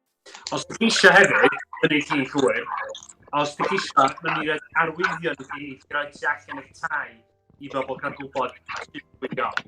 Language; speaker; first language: Welsh; native; Welsh